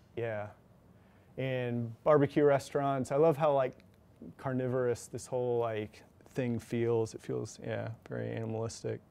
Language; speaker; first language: English; native; English